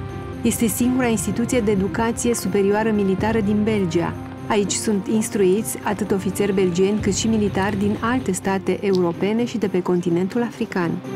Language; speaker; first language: Romanian; native; Romanian